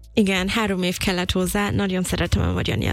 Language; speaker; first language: Hungarian; non-native, fluent; English